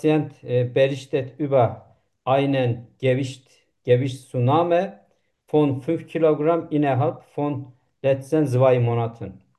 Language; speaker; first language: German; non-native, learner; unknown